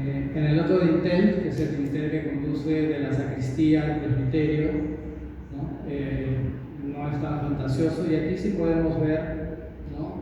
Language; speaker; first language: Spanish; native; Spanish